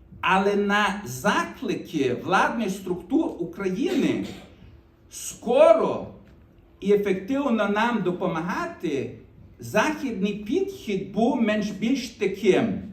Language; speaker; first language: Ukrainian; early bilingual, heritage; Ukrainian